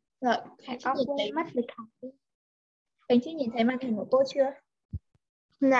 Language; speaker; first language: Vietnamese; native; Vietnamese